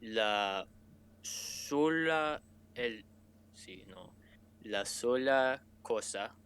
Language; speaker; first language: Spanish; non-native, learner; English